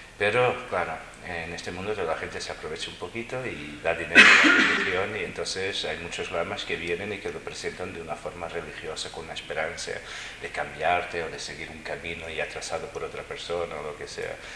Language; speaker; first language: Spanish; non-native, fluent; Portuguese